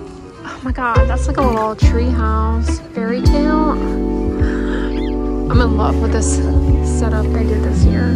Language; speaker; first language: English; native; English